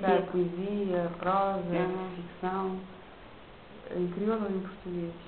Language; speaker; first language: Portuguese; non-native, local second language; Kabuverdianu